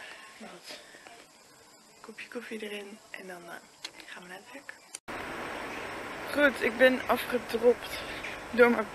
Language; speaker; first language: Dutch; native; Dutch